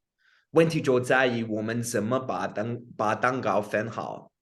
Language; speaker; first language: Chinese; non-native, fluent; English